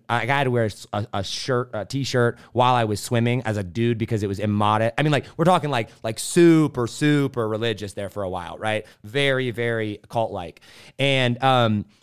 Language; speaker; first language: English; native; English